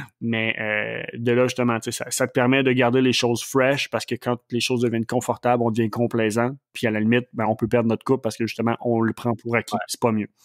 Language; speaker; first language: French; native; French